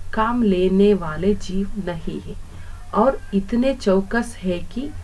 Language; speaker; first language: Hindi; non-native, local second language; Kannada